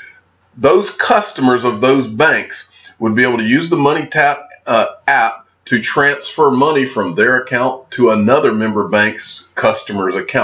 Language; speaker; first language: English; native; English